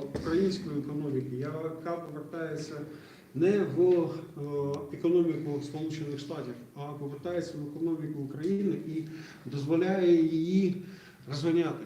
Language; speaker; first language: Ukrainian; non-native, local second language; Russian